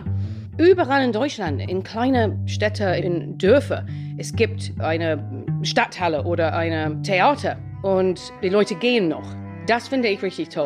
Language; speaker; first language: German; non-native, fluent; English